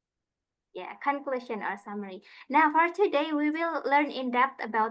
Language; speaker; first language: English; non-native, fluent; Indonesian